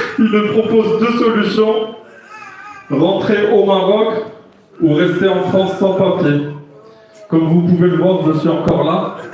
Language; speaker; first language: French; non-native, local second language; Arabic